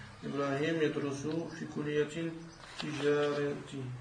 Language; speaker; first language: Arabic; non-native, learner; French